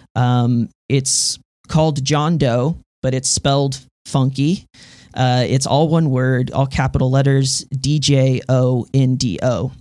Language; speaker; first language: English; native; English